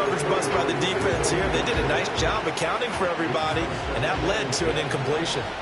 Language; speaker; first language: English; native; English